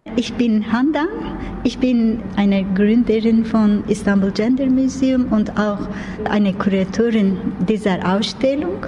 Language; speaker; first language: German; non-native, fluent; Turkish